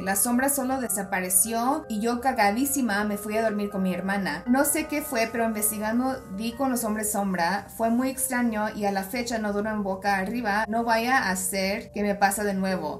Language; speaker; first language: Spanish; early bilingual, heritage; Spanish